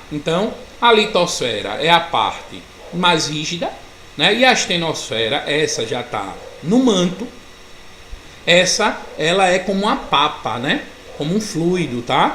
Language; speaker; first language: Portuguese; native; Portuguese